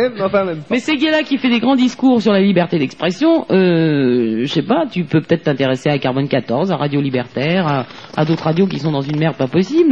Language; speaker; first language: French; native; French